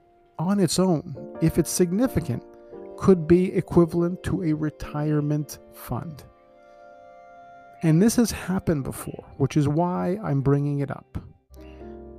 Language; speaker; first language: English; native; English